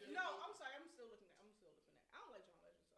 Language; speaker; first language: English; native; English